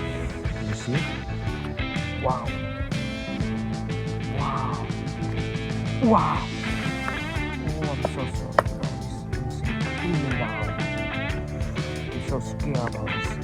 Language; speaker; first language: English; non-native, learner; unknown